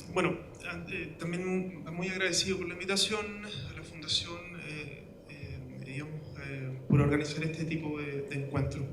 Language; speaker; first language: Spanish; non-native, learner; Danish